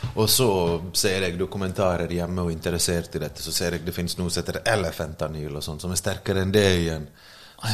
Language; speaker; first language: Norwegian; early bilingual, other home language; Bosnian